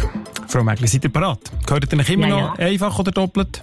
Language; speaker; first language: German; native; German